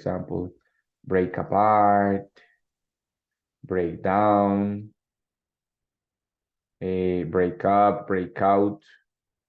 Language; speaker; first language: English; non-native, fluent; Spanish